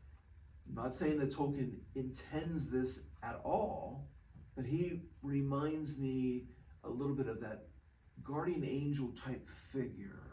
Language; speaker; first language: English; native; English